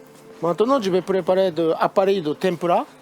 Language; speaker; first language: French; non-native, learner; Japanese